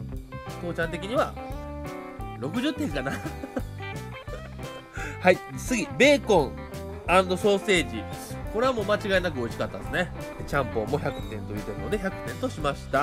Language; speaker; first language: Japanese; native; Japanese